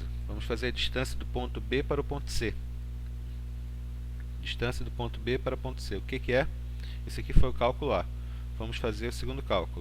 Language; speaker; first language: Portuguese; native; Portuguese